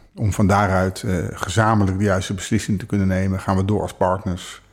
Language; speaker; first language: Dutch; native; Dutch